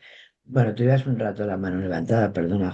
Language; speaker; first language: Spanish; native; Spanish